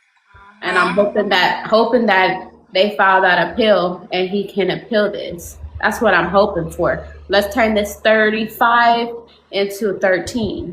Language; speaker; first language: English; native; English